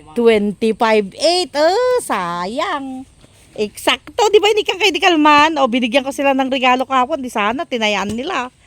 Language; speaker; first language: Filipino; non-native, local second language; Pangasinan